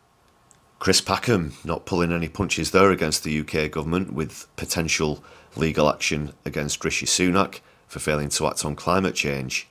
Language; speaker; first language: English; native; English